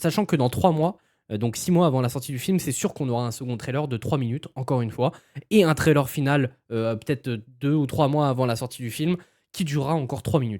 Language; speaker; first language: French; native; French